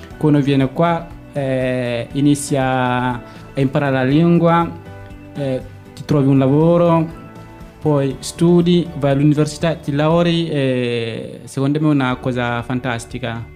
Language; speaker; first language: Italian; non-native, fluent; Fula